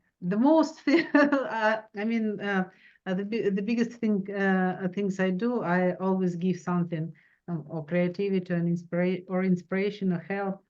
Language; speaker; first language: English; non-native, learner; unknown